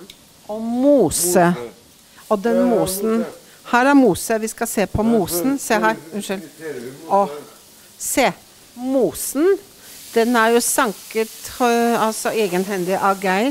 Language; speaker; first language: Norwegian; native; Norwegian